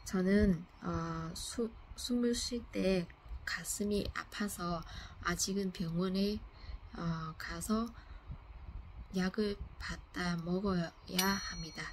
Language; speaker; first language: Korean; non-native, fluent; Vietnamese